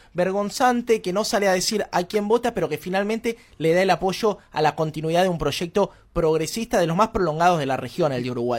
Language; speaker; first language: Spanish; native; Spanish